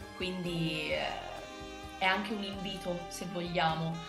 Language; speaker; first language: Italian; native; Italian